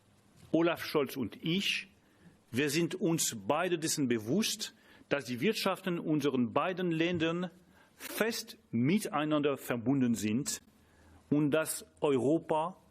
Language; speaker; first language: German; non-native, fluent; French